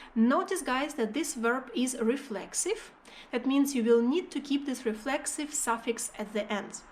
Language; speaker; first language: English; non-native, fluent; Russian